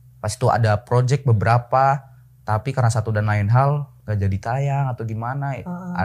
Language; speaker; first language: Indonesian; native; Indonesian